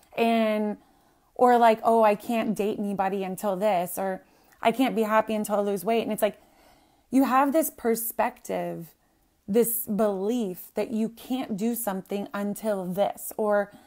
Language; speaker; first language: English; native; English